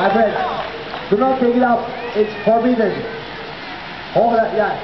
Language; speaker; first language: English; non-native, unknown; Turkish